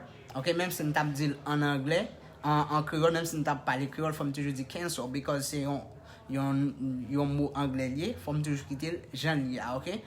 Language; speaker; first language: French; non-native, local second language; Haitian Creole